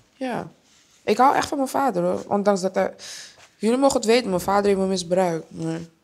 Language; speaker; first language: Dutch; early bilingual, other home language; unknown